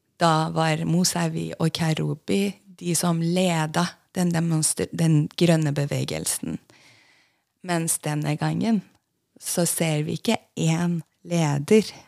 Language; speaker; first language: Norwegian; non-native, fluent; Persian